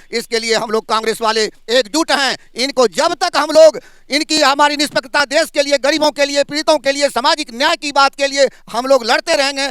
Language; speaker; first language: Hindi; native; Hindi